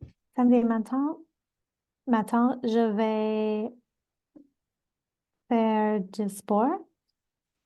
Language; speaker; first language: French; non-native, learner; English